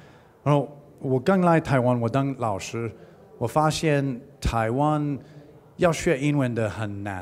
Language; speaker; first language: Chinese; non-native, learner; English